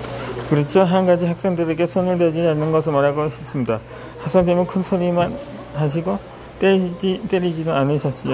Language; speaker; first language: Korean; native; Korean